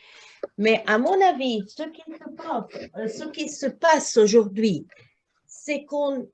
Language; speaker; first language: French; non-native, learner; Croatian